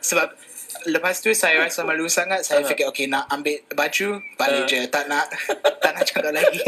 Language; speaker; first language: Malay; non-native, fluent; English